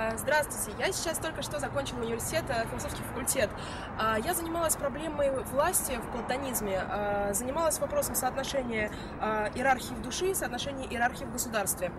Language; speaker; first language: Russian; native; Russian